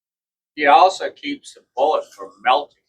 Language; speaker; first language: English; native; English